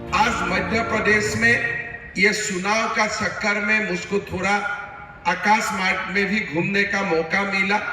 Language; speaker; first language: Hindi; non-native, local second language; Assamese